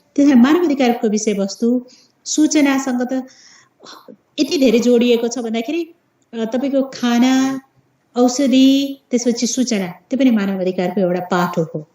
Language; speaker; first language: Nepali; non-native, local second language; Awadhi